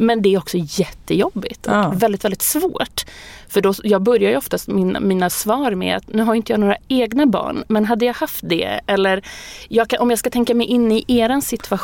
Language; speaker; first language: Swedish; native; Swedish